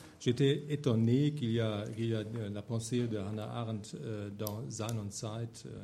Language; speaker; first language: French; non-native, fluent; German